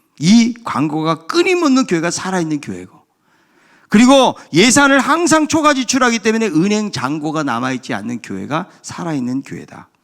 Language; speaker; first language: Korean; native; Korean